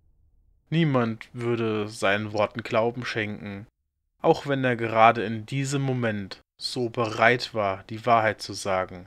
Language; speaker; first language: German; native; German